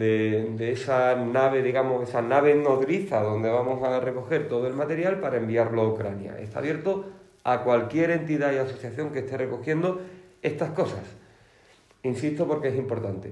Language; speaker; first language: Spanish; native; Spanish